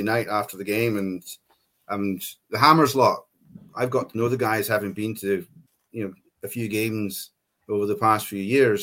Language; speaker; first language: English; native; English